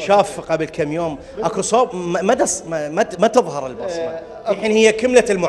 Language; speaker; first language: Arabic; native; Arabic